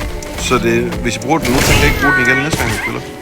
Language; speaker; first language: Danish; native; Danish